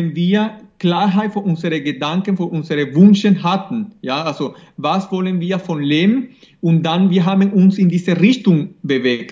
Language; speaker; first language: German; non-native, fluent; Spanish